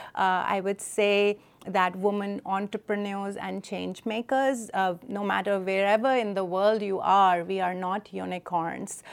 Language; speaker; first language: English; non-native, local second language; Hindi